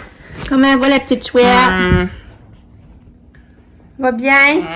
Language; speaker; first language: French; native; French